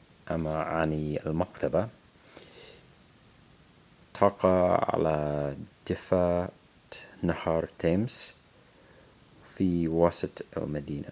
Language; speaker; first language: Arabic; non-native, learner; English